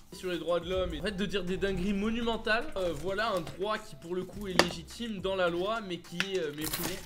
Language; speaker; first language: French; native; French